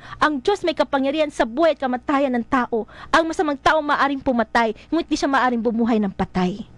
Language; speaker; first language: Filipino; native; Filipino